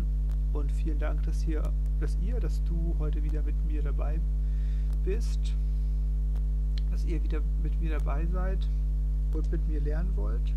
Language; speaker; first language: German; non-native, fluent; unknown